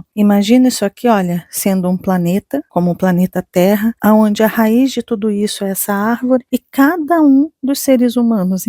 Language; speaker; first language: Portuguese; native; Portuguese